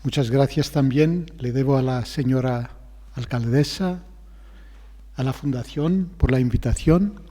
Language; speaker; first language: Spanish; non-native, fluent; Greek